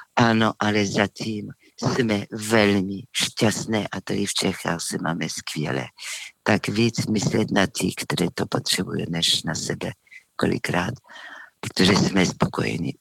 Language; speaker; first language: Czech; non-native, fluent; French